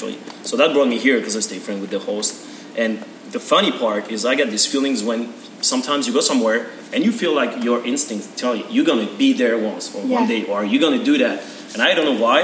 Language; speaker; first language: English; non-native, learner; French